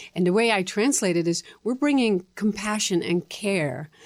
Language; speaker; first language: English; non-native, fluent; Dutch